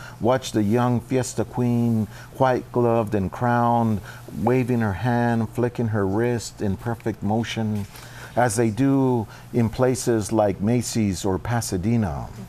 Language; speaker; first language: English; early bilingual, other home language; Spanish